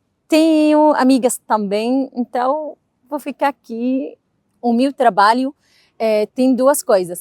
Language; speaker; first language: Portuguese; non-native, learner; Arabic